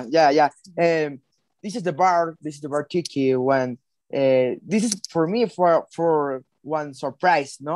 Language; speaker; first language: English; non-native, learner; Spanish